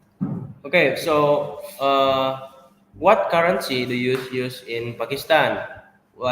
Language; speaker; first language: English; non-native, learner; Indonesian